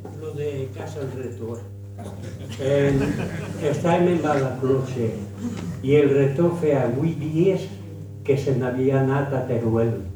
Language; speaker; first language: Catalan; early bilingual, heritage; French